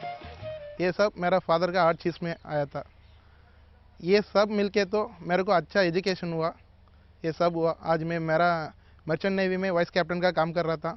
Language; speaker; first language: Hindi; non-native, local second language; Tamil